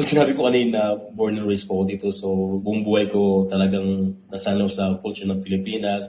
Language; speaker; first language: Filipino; non-native, local second language; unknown